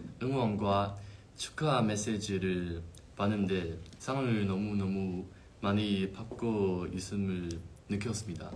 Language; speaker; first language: Korean; non-native, fluent; Chinese